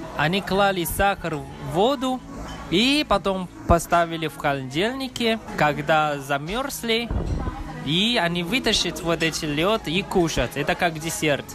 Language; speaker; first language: Russian; non-native, learner; Chinese